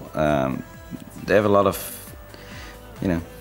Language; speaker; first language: English; non-native, fluent; Dutch